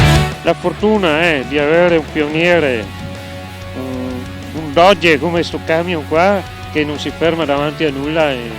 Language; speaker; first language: Italian; native; Italian